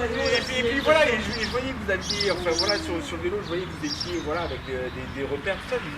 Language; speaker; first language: French; native; French